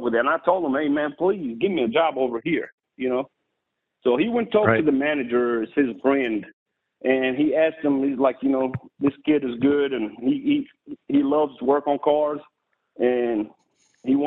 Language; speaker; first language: English; non-native, fluent; Arabic